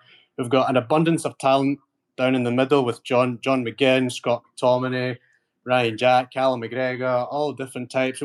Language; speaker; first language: English; native; English